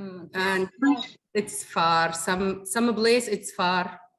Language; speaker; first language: English; non-native, learner; Arabic